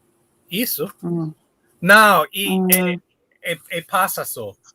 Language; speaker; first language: Portuguese; non-native, learner; English